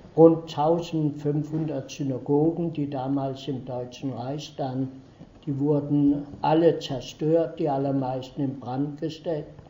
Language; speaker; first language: German; early bilingual, heritage; German